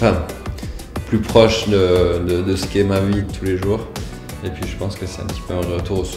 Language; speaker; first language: French; native; French